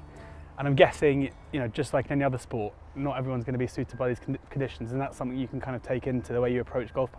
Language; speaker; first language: English; native; English